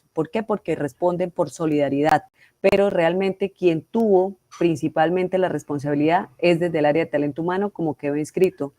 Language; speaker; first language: Spanish; native; Spanish